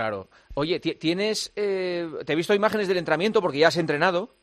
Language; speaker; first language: Spanish; native; Spanish